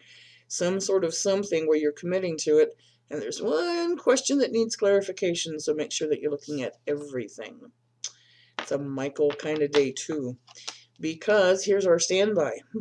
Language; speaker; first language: English; native; English